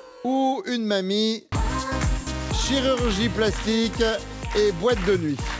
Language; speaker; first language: French; native; French